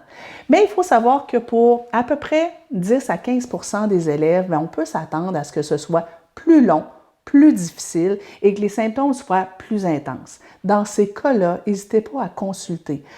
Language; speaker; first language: French; native; French